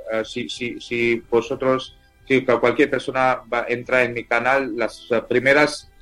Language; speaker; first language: Spanish; non-native, fluent; Tamil